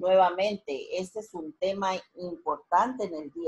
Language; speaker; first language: Spanish; native; Spanish